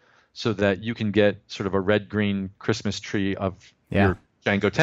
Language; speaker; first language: English; native; English